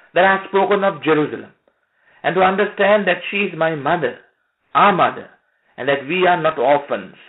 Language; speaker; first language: English; non-native, local second language; Sinhala